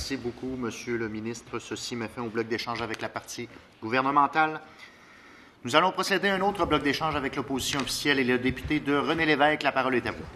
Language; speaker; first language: French; native; French